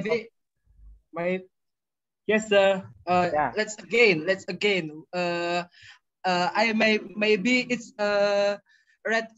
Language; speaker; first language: English; non-native, learner; Indonesian